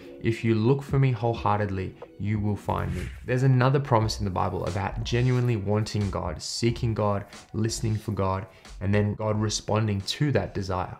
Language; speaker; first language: English; native; English